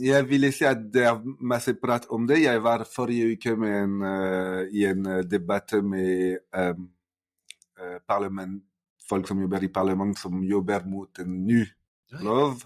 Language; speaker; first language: Norwegian; non-native, fluent; French